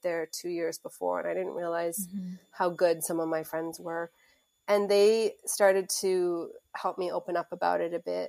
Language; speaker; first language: English; native; English